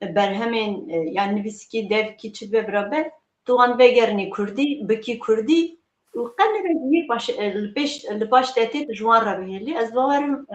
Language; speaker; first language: Kurdish; native; Kurdish